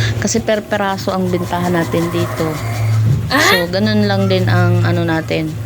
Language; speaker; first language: Filipino; non-native, local second language; Cebuano